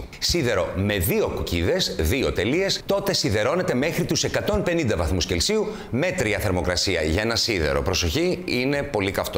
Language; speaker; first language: Greek; native; Greek